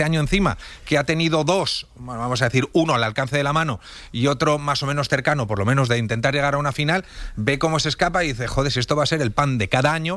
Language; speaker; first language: Spanish; native; Spanish